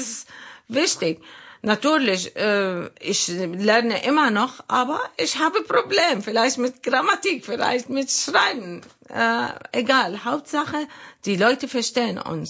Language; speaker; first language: German; non-native, learner; Arabic